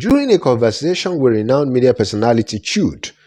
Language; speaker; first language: English; non-native, local second language; Yoruba